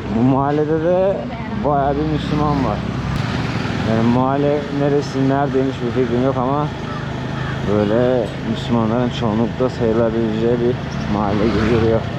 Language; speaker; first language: Turkish; native; Turkish